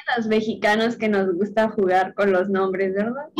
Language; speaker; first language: Spanish; native; Spanish